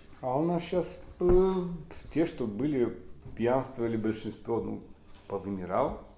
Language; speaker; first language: Russian; non-native, local second language; Polish